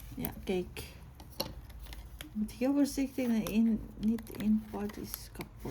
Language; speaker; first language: Dutch; non-native, learner; Filipino